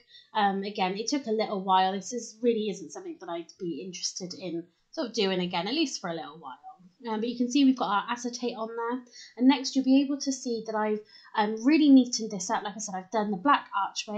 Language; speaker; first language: English; native; English